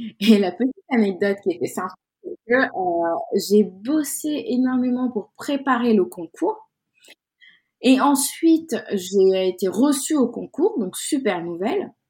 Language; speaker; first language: French; non-native, local second language; Wolof